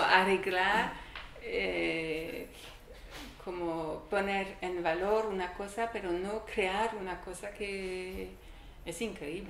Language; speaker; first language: Spanish; non-native, learner; French